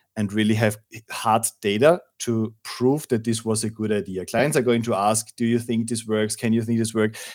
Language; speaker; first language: English; non-native, fluent; German